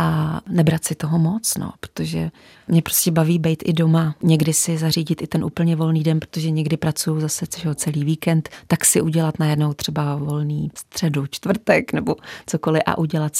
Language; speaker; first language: Czech; native; Czech